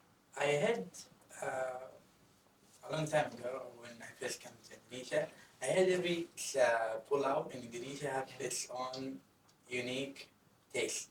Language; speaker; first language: English; non-native, fluent; Arabic